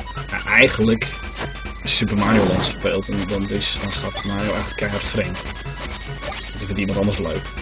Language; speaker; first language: Dutch; native; Dutch